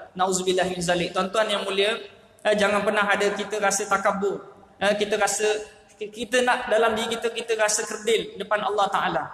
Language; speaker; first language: Malay; native; Malay